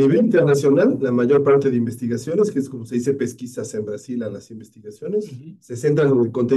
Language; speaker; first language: Spanish; native; Spanish